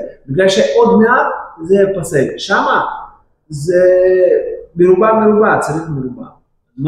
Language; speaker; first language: Hebrew; non-native, fluent; Russian